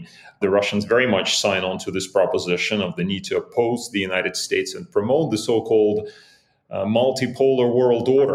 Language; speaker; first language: English; non-native, fluent; Russian